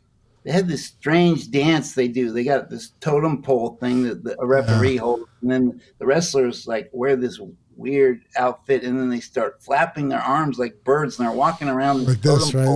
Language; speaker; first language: English; native; English